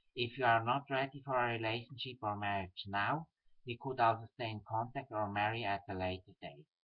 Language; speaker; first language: English; non-native, fluent; Swiss German